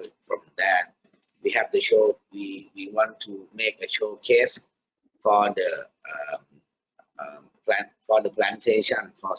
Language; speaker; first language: English; non-native, learner; Thai